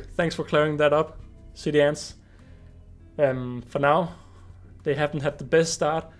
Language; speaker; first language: English; non-native, fluent; Danish